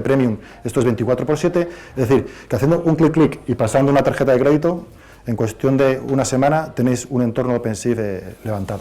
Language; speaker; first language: Spanish; native; Spanish